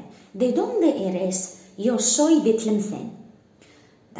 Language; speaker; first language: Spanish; non-native, fluent; Arabic